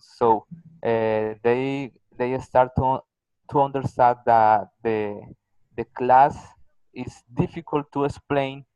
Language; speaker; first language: English; non-native, learner; Spanish